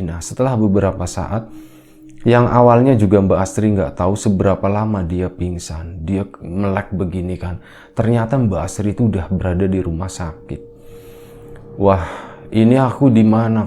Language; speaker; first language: Indonesian; native; Indonesian